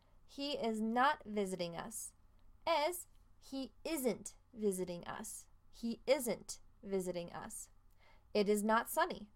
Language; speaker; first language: English; native; English